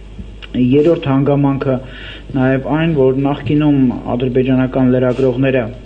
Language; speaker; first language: Armenian; native; Armenian